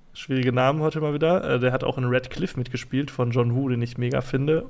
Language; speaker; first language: German; native; German